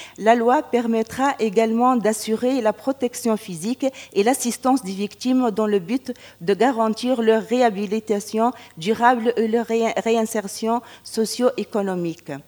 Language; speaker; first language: French; non-native, local second language; Arabic